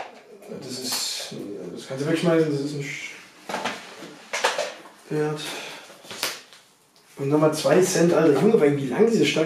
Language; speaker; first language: German; native; German